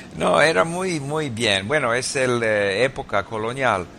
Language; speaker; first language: Spanish; non-native, learner; English